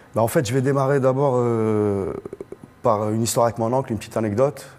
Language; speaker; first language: French; non-native, local second language; Arabic